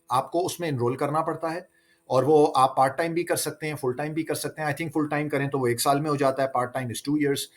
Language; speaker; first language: Urdu; native; Urdu